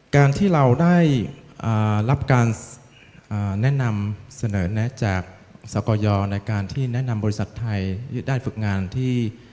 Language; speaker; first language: Thai; non-native, fluent; Vietnamese